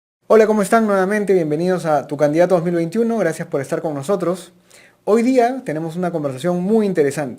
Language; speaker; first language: Spanish; native; Spanish